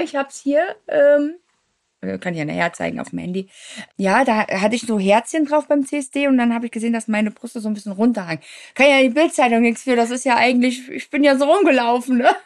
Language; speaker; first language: German; native; German